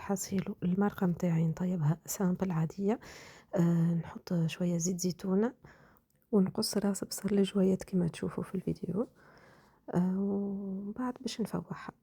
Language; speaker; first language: Arabic; native; Arabic